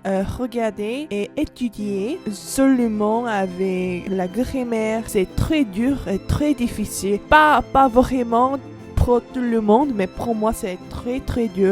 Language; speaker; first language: French; non-native, learner; Korean